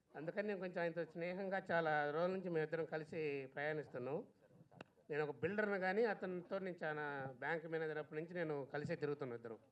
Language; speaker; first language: Telugu; native; Telugu